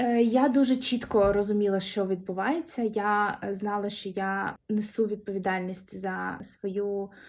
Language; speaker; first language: Ukrainian; non-native, local second language; Russian